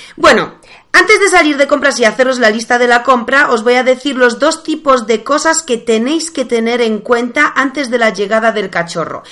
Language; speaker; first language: Spanish; non-native, fluent; Polish